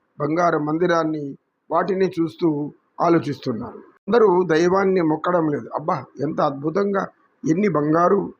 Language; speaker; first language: Telugu; native; Telugu